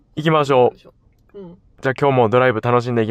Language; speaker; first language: Japanese; native; Japanese